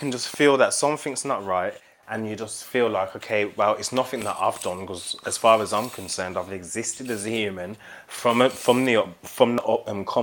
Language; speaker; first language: English; native; English